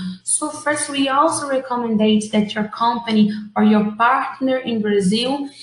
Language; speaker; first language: English; non-native, fluent; Portuguese